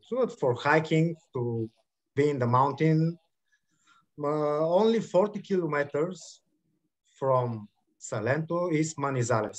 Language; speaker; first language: English; non-native, learner; Bulgarian